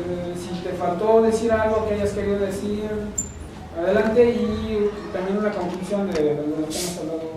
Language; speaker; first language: Spanish; native; Spanish